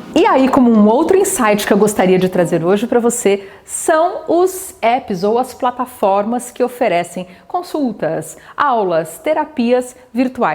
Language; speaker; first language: Portuguese; native; Portuguese